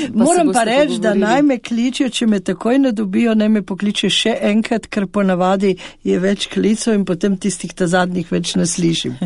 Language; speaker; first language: Slovenian; native; Slovenian